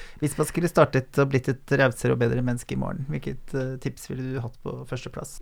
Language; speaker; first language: Norwegian; native; Norwegian